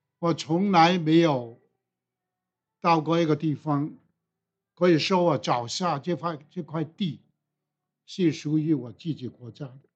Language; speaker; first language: Chinese; non-native, local second language; Cantonese